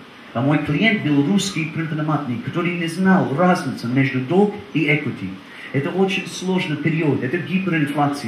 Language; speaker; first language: Russian; non-native, learner; English